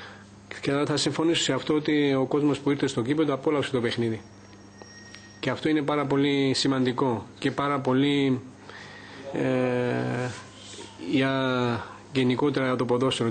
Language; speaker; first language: Greek; non-native, fluent; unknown